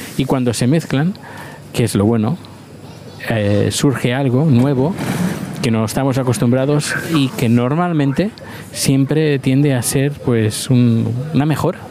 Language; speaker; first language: Spanish; native; Spanish